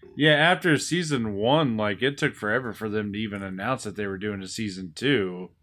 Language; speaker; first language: English; native; English